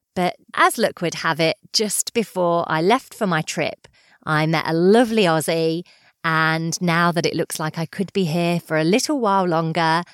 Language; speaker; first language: English; native; English